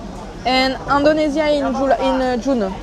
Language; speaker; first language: English; non-native, learner; French